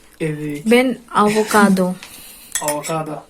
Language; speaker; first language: Turkish; non-native, learner; Indonesian